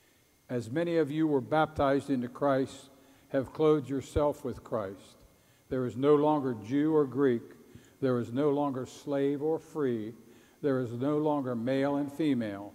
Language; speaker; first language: English; native; English